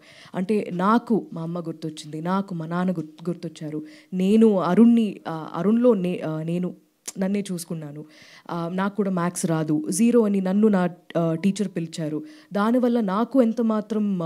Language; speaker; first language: Telugu; non-native, fluent; Malayalam